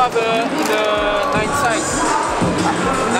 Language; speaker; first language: English; non-native, learner; French